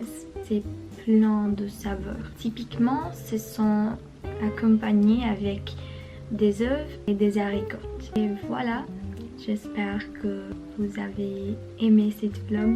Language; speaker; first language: French; non-native, learner; Spanish